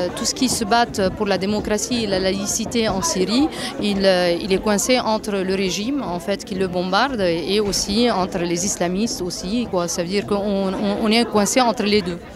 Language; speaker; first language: French; non-native, fluent; Arabic